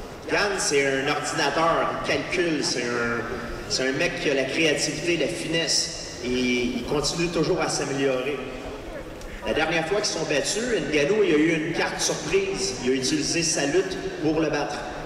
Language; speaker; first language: French; native; French